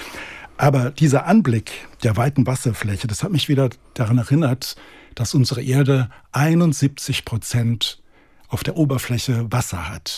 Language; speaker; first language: German; native; German